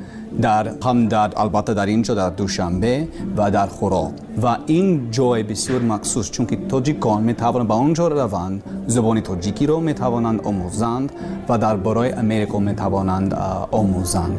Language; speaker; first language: Persian; non-native, learner; English